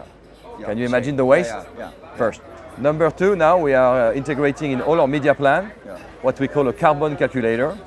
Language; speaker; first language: English; non-native, fluent; French